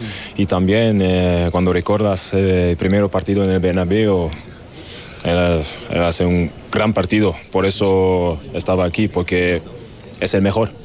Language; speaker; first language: Spanish; non-native, learner; German